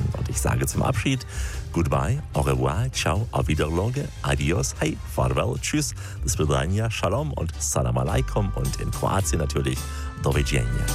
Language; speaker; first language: German; native; German